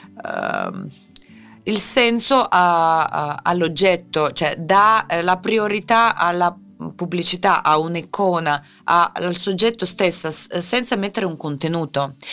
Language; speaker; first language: Italian; non-native, fluent; Russian